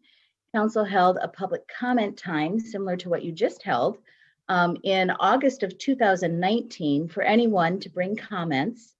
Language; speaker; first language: English; native; English